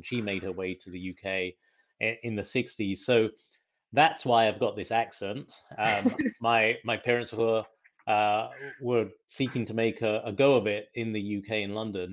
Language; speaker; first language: English; native; English